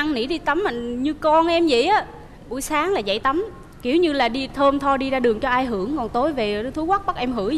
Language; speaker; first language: Vietnamese; native; Vietnamese